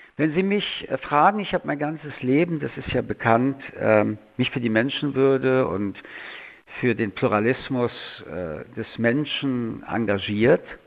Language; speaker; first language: German; early bilingual, other home language; French